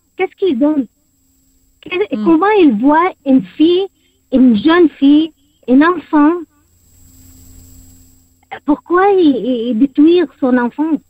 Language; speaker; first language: French; non-native, learner; Arabic